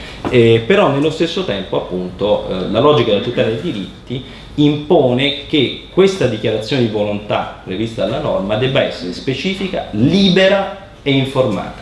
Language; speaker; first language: Italian; native; Italian